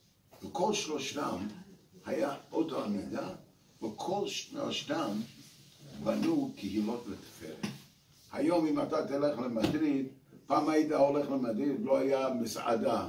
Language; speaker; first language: Hebrew; non-native, fluent; English